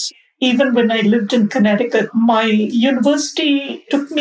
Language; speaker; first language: English; non-native, local second language; Bangla